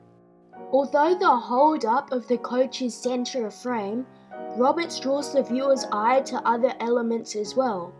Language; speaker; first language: English; native; English